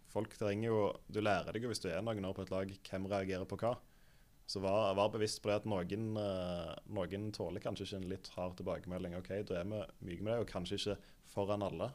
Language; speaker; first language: Norwegian; native; Norwegian